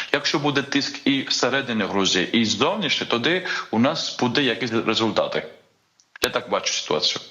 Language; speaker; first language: Ukrainian; non-native, fluent; Georgian